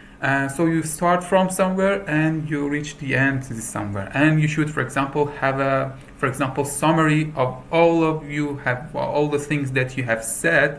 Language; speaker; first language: English; non-native, fluent; Persian